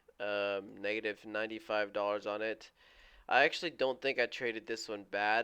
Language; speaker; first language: English; native; English